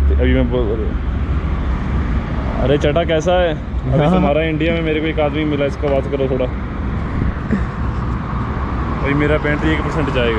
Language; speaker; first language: Hindi; non-native, local second language; Punjabi